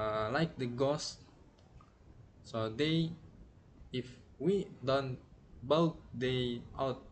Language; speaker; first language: English; non-native, learner; Indonesian